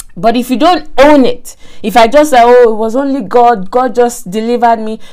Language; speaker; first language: English; non-native, local second language; Yoruba